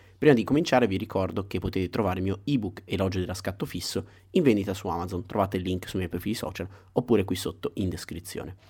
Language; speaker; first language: Italian; native; Italian